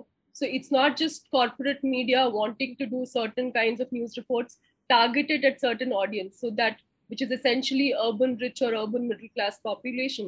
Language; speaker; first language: English; non-native, local second language; Hindi